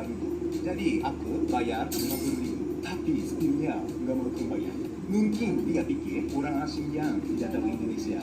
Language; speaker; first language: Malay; non-native, fluent; Japanese